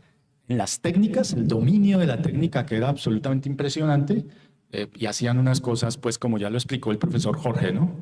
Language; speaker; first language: Spanish; native; Spanish